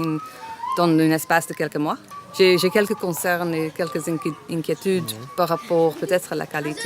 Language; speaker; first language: French; non-native, fluent; English